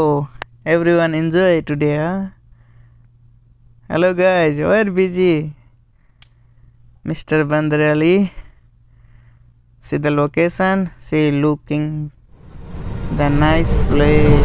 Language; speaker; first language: English; non-native, learner; Nepali